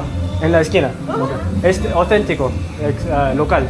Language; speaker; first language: Spanish; non-native, learner; English